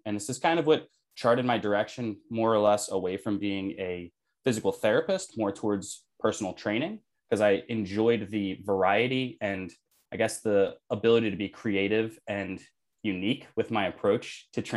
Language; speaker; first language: English; native; English